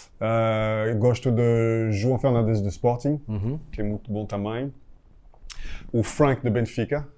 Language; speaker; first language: Portuguese; non-native, fluent; French